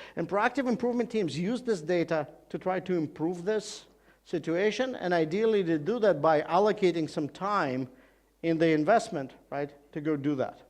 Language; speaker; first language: English; non-native, fluent; Russian